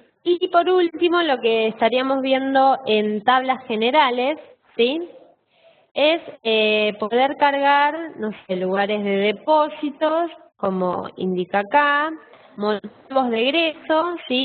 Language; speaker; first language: Spanish; native; Spanish